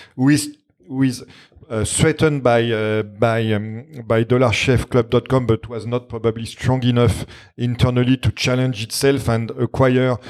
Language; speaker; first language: English; non-native, fluent; French